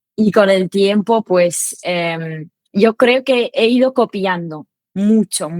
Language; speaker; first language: Spanish; non-native, fluent; Ukrainian